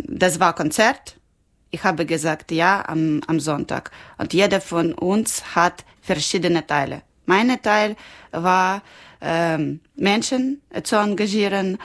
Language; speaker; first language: German; non-native, learner; Ukrainian